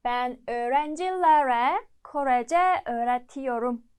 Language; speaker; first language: Turkish; non-native, fluent; Korean